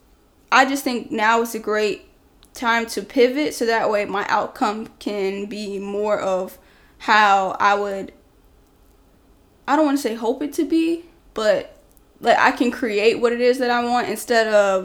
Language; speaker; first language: English; native; English